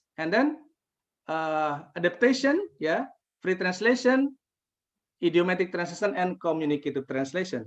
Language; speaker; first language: English; non-native, fluent; Indonesian